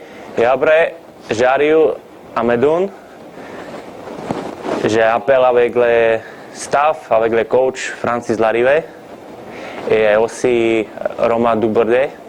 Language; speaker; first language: French; non-native, learner; Slovak